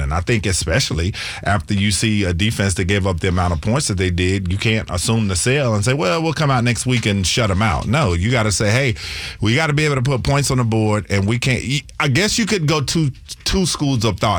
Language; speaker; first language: English; native; English